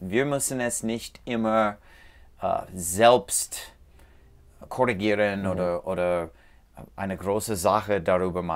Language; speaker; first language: German; non-native, learner; English